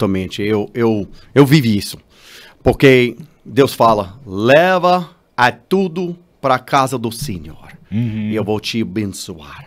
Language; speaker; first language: Portuguese; non-native, learner; English